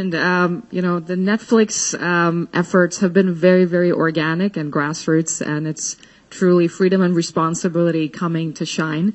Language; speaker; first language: English; non-native, local second language; Hindi